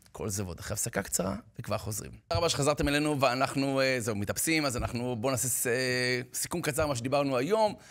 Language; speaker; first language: Hebrew; native; Hebrew